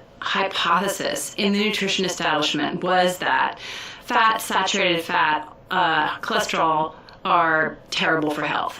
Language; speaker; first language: English; native; English